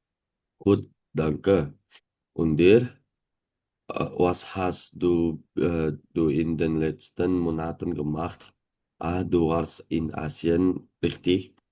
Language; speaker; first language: German; non-native, learner; Indonesian